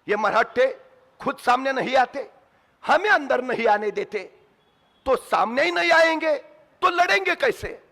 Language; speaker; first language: Hindi; non-native, local second language; Marathi